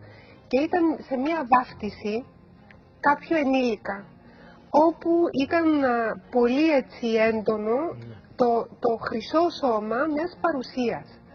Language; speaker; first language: Greek; native; Greek